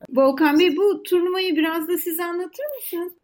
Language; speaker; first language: Turkish; native; Turkish